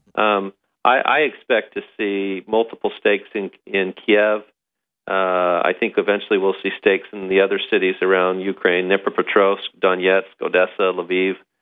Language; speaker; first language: English; native; English